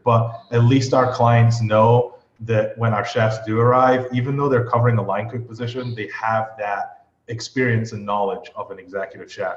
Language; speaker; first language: English; native; English